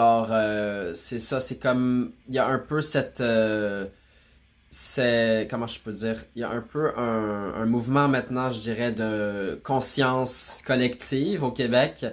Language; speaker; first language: French; native; French